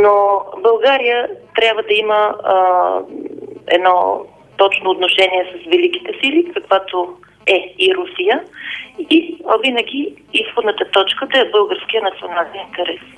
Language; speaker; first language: Bulgarian; native; Bulgarian